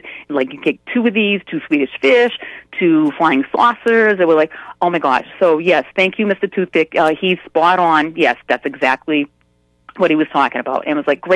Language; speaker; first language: English; native; English